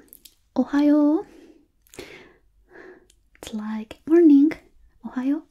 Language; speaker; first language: English; non-native, fluent; Spanish